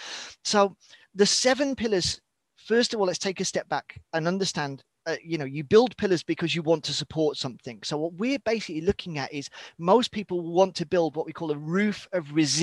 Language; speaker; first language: English; native; English